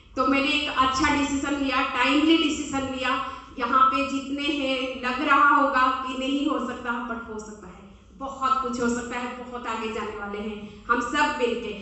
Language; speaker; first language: Hindi; non-native, local second language; Odia